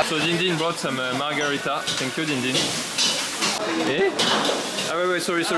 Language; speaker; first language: English; non-native, fluent; French